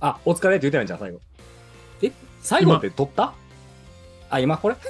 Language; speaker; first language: Japanese; native; Japanese